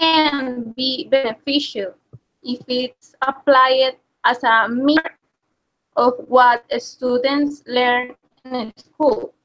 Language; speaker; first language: English; non-native, learner; Spanish